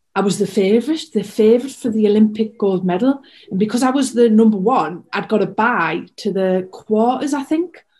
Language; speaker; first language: English; native; English